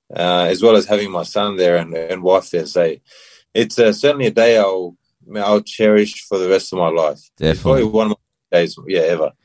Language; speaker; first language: English; early bilingual, other home language; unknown